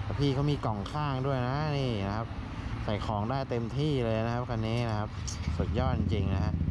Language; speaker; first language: Thai; native; Thai